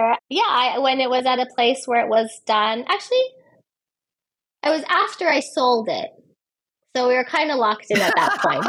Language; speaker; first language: English; native; English